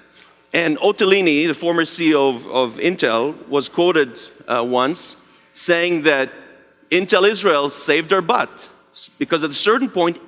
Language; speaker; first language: English; non-native, fluent; Hebrew